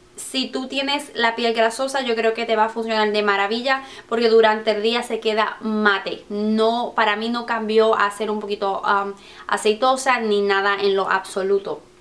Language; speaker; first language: Spanish; early bilingual, heritage; Spanish